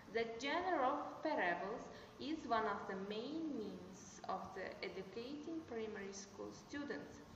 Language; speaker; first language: English; non-native, learner; Uzbek